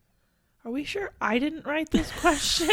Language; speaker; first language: English; native; English